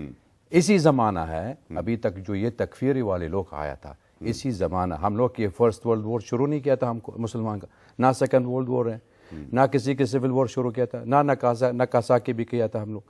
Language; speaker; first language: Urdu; non-native, learner; Arabic